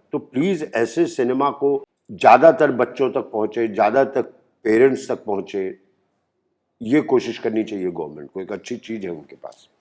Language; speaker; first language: Hindi; native; Hindi